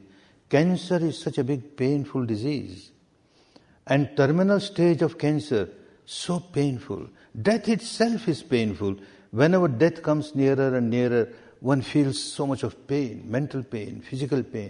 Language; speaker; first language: English; non-native, fluent; Burmese